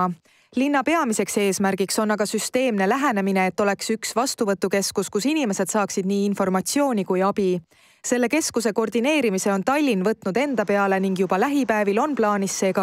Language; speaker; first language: Estonian; native; Estonian